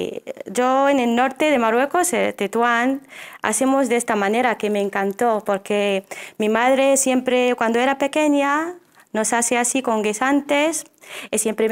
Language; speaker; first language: Spanish; non-native, fluent; Arabic